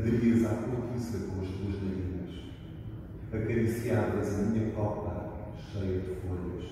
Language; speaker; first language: Portuguese; native; Portuguese